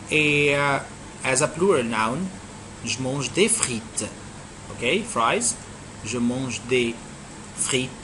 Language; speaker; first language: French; non-native, fluent; Arabic